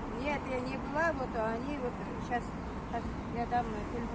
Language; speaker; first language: Russian; non-native, learner; Kyrgyz